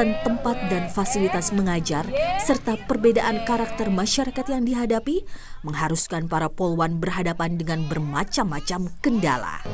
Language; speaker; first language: Indonesian; native; Indonesian